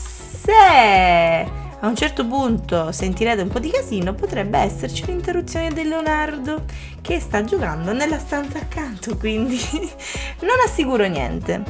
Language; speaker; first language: Italian; native; Italian